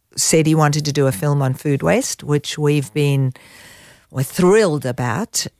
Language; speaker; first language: English; native; English